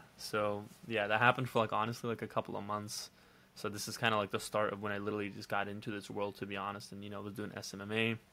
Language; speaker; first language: English; non-native, fluent; Dutch